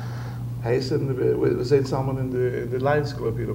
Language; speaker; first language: Dutch; non-native, local second language; Papiamento